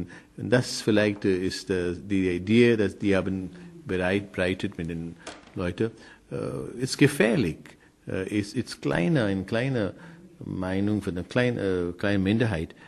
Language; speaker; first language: German; non-native, learner; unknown